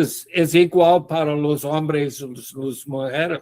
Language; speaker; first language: Spanish; non-native, learner; English